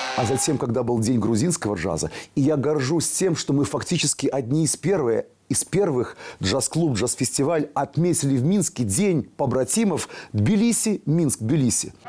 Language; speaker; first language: Russian; native; Russian